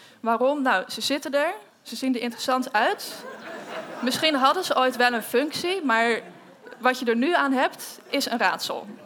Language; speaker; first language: Dutch; native; Dutch